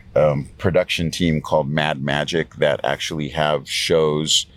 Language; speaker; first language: English; native; English